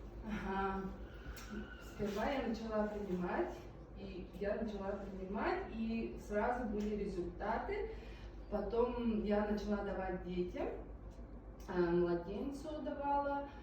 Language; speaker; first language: Russian; non-native, local second language; Yakut